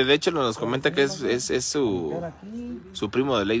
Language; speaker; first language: Spanish; native; Spanish